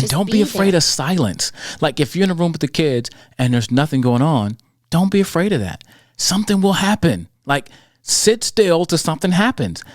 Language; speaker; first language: English; native; English